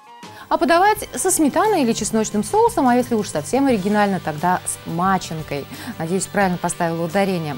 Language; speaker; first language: Russian; native; Russian